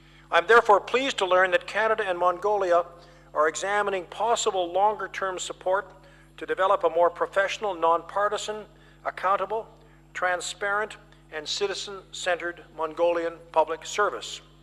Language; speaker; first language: English; native; English